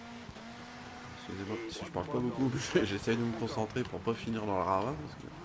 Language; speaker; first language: French; native; French